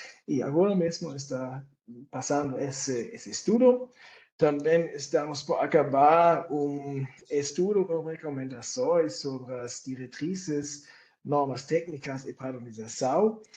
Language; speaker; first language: Portuguese; non-native, fluent; German